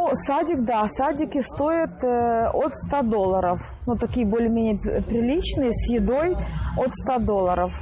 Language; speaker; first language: Russian; native; Russian